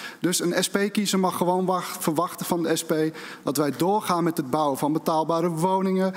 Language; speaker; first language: Dutch; native; Dutch